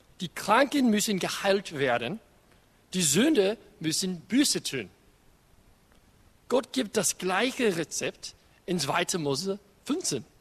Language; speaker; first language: German; non-native, learner; English